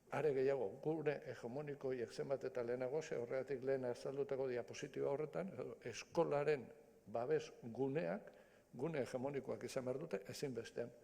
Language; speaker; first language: Basque; native; Basque